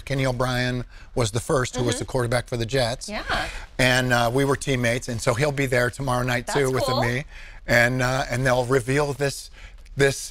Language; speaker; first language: English; native; English